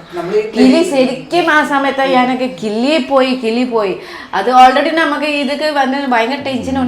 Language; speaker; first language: Malayalam; non-native, fluent; Nepali